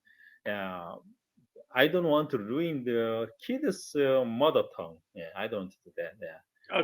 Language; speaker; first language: English; non-native, learner; Korean